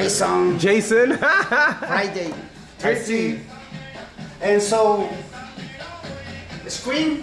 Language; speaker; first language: English; non-native, learner; Spanish